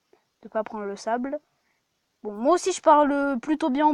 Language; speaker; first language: French; native; French